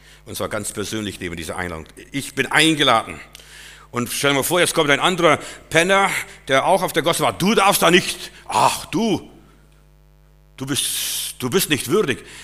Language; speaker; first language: German; non-native, fluent; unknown